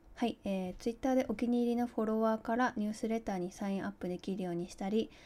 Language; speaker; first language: Japanese; early bilingual, heritage; Japanese